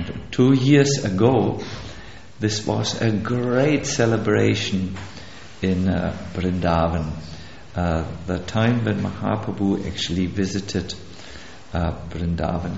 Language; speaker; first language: English; non-native, fluent; German